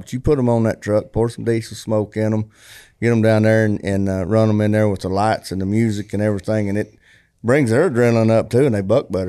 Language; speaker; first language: English; native; English